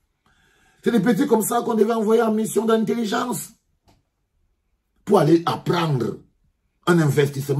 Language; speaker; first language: French; native; French